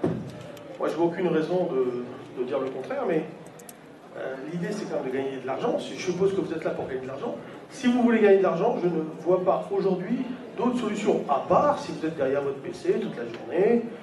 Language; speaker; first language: French; native; French